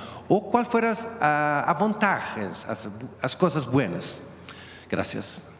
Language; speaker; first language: Spanish; non-native, learner; Swedish